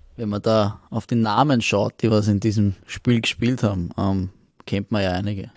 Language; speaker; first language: German; native; German